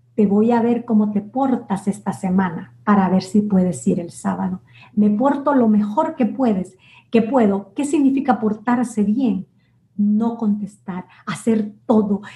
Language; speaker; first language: Spanish; native; Spanish